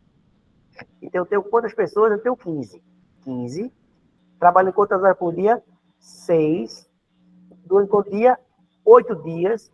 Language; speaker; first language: Portuguese; native; Portuguese